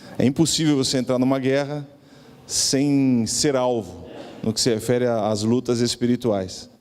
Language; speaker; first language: Portuguese; native; Portuguese